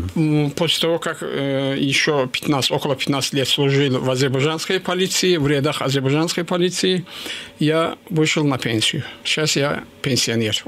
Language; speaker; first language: Russian; non-native, local second language; Azerbaijani